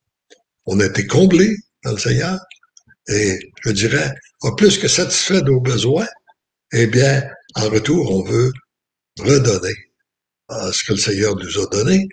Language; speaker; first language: French; native; French